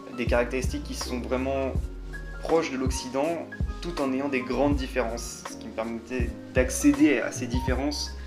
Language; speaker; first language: French; native; French